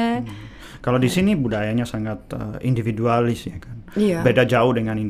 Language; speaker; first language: Indonesian; non-native, fluent; Czech